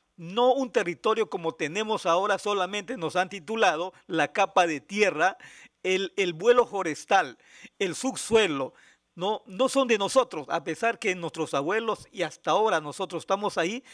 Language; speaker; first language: Spanish; native; Spanish